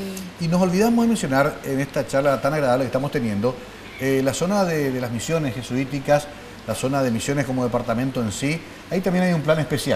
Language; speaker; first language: Spanish; native; Spanish